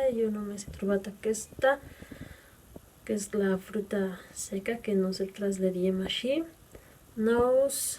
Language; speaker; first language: Catalan; non-native, fluent; Spanish